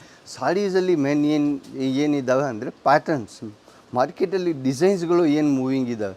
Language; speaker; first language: Kannada; non-native, fluent; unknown